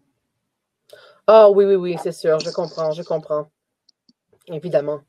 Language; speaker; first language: French; native; French